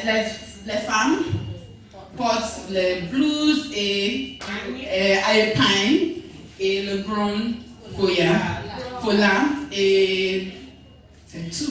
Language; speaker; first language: French; non-native, learner; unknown